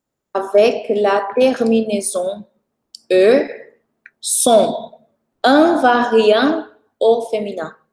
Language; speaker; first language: French; non-native, fluent; Portuguese